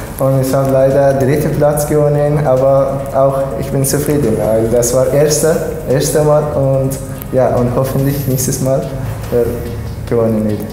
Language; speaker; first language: German; non-native, learner; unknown